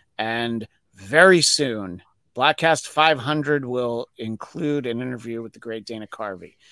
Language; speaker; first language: English; native; English